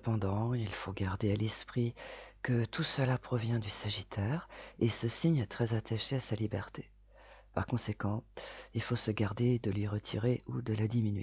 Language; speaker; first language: French; native; French